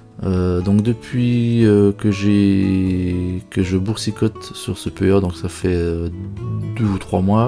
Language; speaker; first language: French; native; French